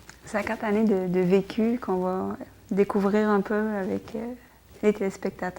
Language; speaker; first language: French; native; French